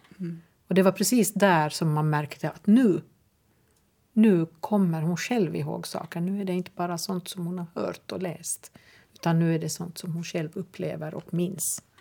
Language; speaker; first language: Swedish; native; Swedish